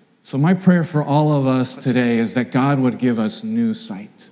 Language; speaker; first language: English; native; English